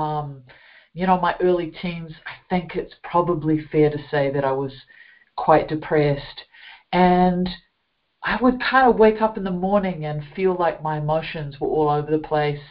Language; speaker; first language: English; native; English